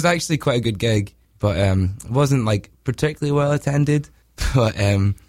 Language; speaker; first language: English; native; English